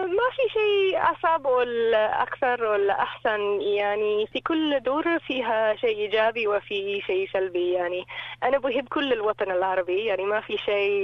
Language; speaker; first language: Arabic; non-native, learner; English